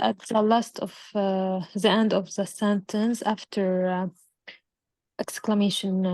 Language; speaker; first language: English; non-native, learner; Arabic